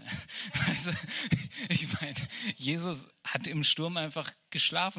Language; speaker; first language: German; native; German